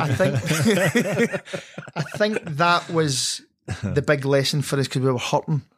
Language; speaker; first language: English; native; English